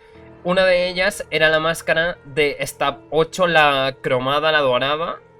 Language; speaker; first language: Spanish; native; Spanish